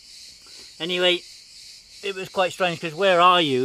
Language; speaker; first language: English; native; English